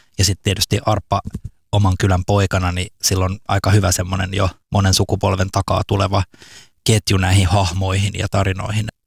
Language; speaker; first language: Finnish; native; Finnish